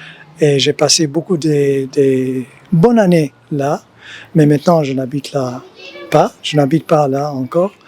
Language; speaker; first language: French; early bilingual, heritage; English